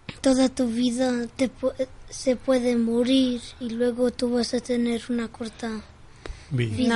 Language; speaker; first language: Spanish; early bilingual, heritage; Spanish